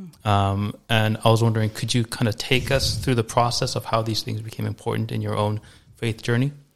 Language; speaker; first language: English; native; English